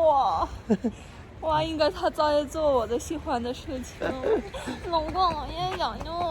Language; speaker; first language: Chinese; non-native, learner; Armenian